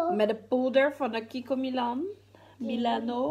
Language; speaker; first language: Dutch; early bilingual, other home language; Portuguese